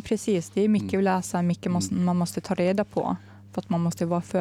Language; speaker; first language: Swedish; non-native, fluent; Arabic